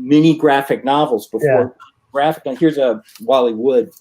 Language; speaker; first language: English; native; English